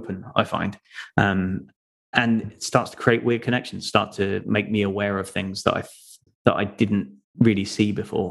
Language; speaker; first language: English; native; English